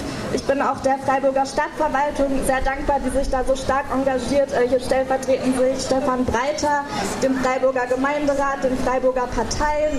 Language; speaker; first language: German; native; German